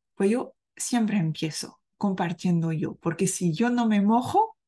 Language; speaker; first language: Spanish; non-native, fluent; French